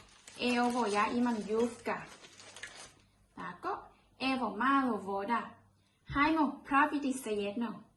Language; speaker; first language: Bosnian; non-native, learner; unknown